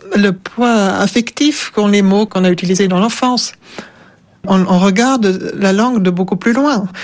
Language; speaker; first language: French; non-native, fluent; German